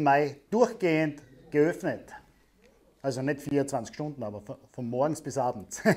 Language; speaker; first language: German; native; German